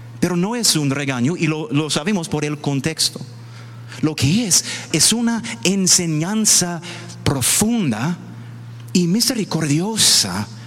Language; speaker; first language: Spanish; non-native, fluent; English